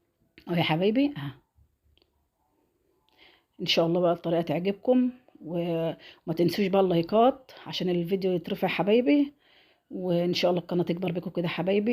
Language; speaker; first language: Arabic; native; Arabic